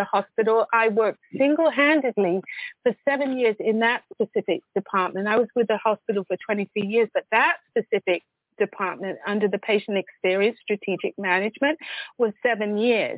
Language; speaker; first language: English; native; English